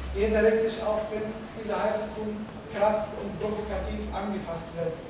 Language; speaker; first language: German; native; German